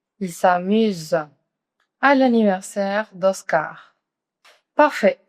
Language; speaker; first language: French; non-native, fluent; Spanish